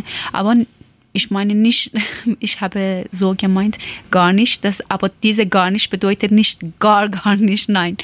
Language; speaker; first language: German; non-native, learner; Persian